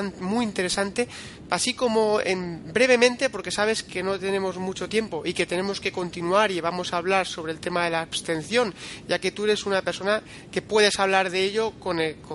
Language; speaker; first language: Spanish; native; Spanish